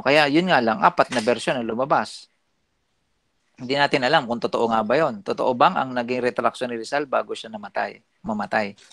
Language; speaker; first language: Filipino; native; Filipino